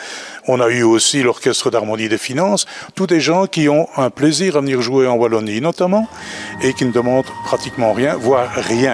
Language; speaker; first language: French; native; French